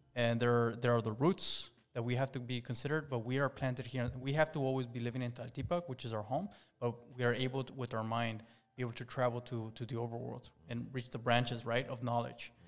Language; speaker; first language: English; early bilingual, other home language; Spanish